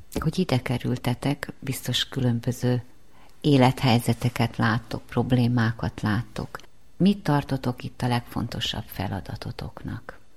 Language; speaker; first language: Hungarian; native; Hungarian